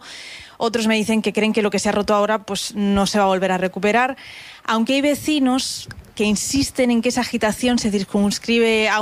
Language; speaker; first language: Spanish; native; Spanish